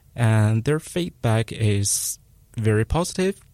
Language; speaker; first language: English; non-native, fluent; Chinese